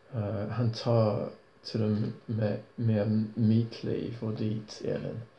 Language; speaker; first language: Swedish; non-native, fluent; English